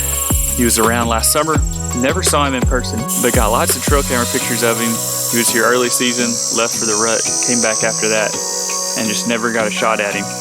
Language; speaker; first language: English; native; English